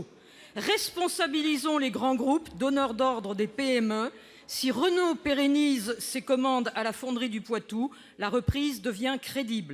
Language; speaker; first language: French; native; French